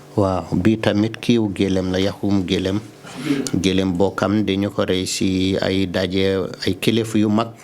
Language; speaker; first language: Wolof; non-native, local second language; Fula